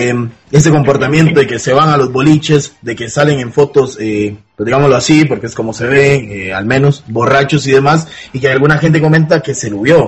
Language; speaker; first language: Spanish; native; Spanish